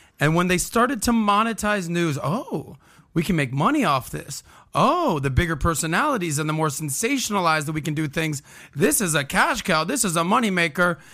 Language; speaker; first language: English; native; English